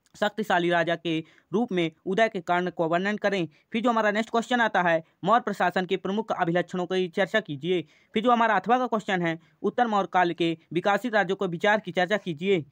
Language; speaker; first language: Hindi; native; Hindi